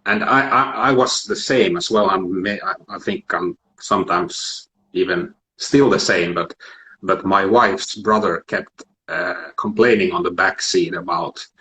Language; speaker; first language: English; non-native, fluent; Finnish